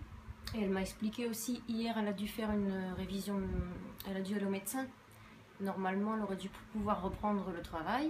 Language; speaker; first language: French; native; French